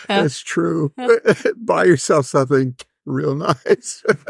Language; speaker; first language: English; native; English